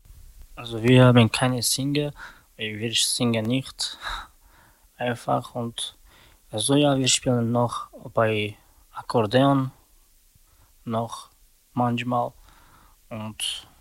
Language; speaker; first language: German; non-native, learner; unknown